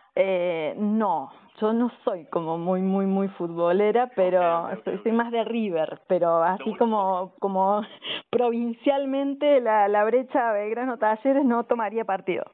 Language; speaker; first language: Spanish; native; Spanish